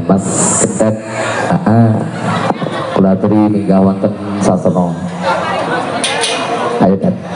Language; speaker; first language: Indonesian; non-native, local second language; Javanese